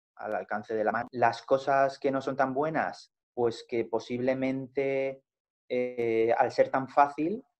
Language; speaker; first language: Spanish; native; Spanish